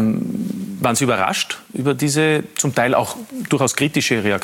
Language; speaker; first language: German; native; German